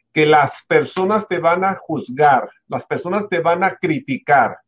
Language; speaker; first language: Spanish; native; Spanish